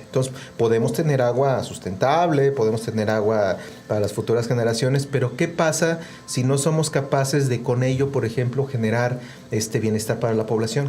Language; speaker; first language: Spanish; native; Spanish